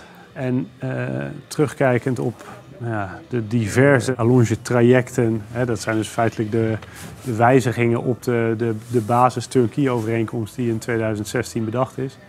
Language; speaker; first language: Dutch; native; Dutch